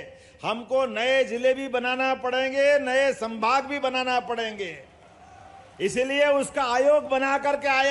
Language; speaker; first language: Hindi; native; Hindi